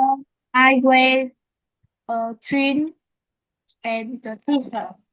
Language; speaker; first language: English; non-native, learner; Vietnamese